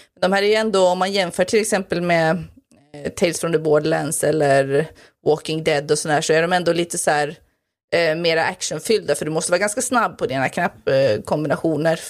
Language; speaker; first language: Swedish; native; Swedish